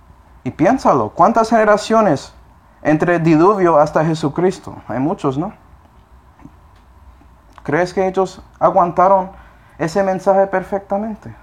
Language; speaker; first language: Spanish; non-native, fluent; English